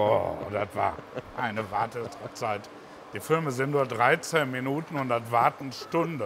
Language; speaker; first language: German; native; German